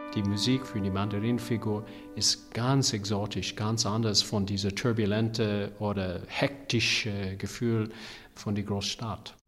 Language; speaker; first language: German; non-native, fluent; English